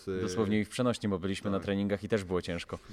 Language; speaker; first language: Polish; native; Polish